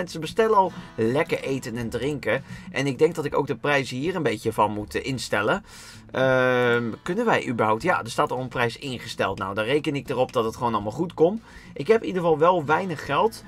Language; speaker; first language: Dutch; native; Dutch